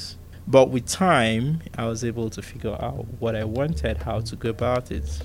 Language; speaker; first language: English; non-native, local second language; Igbo